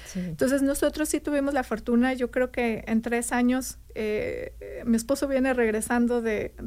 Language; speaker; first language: Spanish; native; Spanish